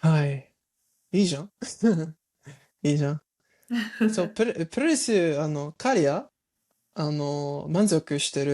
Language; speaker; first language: Japanese; non-native, learner; English